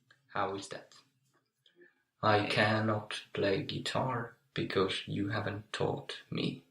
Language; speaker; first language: English; non-native, fluent; Finnish